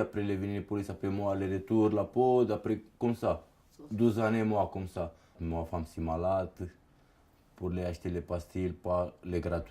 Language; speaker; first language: French; non-native, learner; Romanian